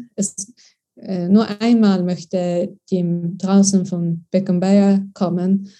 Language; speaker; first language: German; non-native, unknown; Swedish